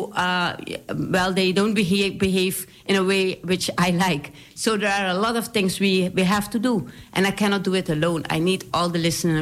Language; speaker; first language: English; non-native, fluent; Dutch